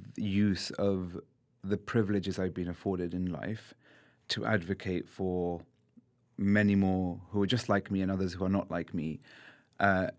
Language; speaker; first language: English; native; English